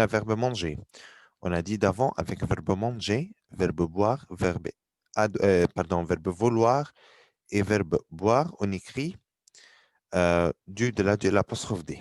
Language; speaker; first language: French; non-native, fluent; Arabic